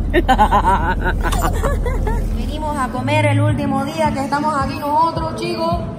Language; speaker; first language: Spanish; early bilingual, other home language; English